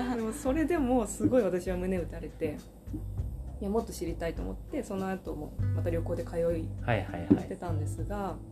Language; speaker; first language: Japanese; native; Japanese